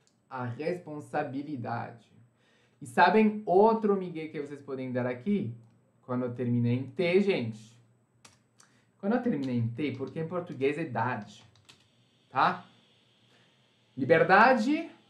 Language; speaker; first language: Portuguese; non-native, fluent; French